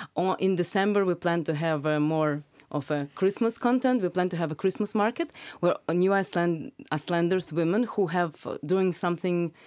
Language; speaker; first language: English; non-native, fluent; Russian